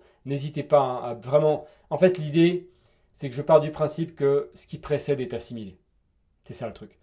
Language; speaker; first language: French; native; French